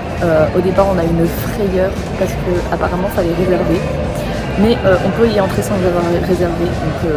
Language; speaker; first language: French; native; French